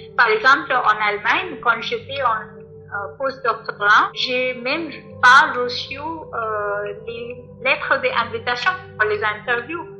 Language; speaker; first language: French; non-native, fluent; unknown